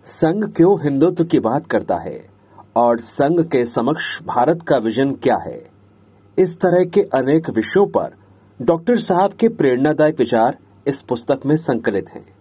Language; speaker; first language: Hindi; native; Hindi